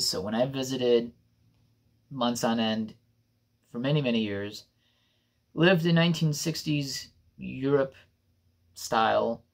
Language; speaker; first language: English; native; English